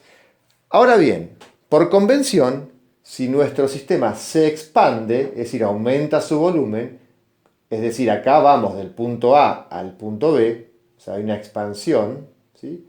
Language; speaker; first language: Spanish; native; Spanish